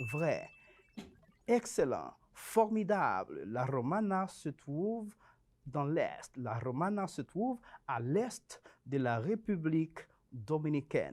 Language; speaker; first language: French; non-native, fluent; Spanish